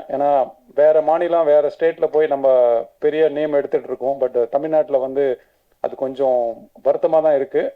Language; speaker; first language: Tamil; native; Tamil